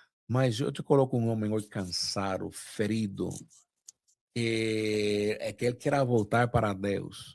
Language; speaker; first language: Portuguese; non-native, fluent; Spanish